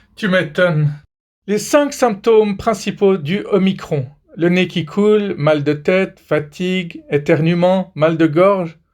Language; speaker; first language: French; native; French